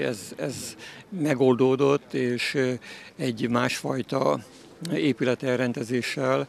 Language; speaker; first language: Hungarian; native; Hungarian